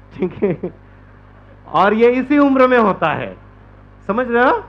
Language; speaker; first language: Hindi; non-native, local second language; Marathi